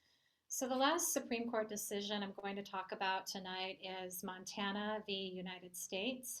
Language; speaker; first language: English; native; English